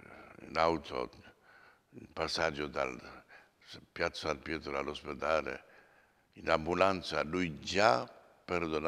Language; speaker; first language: Italian; non-native, fluent; Polish